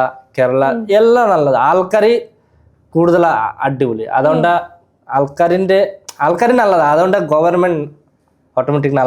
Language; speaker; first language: Malayalam; non-native, local second language; Bangla